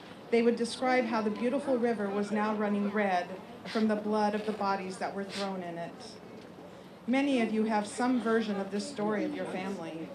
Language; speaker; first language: English; native; English